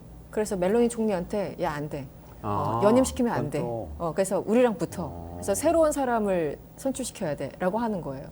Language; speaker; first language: Korean; native; Korean